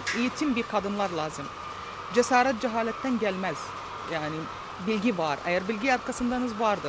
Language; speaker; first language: Turkish; non-native, fluent; Arabic